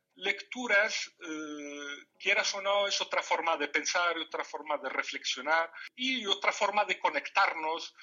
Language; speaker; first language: Spanish; non-native, fluent; Riffian